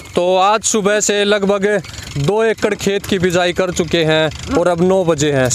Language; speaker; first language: Hindi; native; Hindi